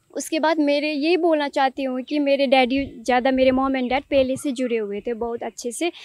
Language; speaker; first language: Hindi; non-native, local second language; Nepali